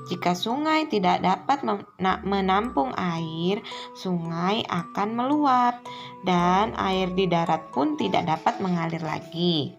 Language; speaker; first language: Indonesian; native; Indonesian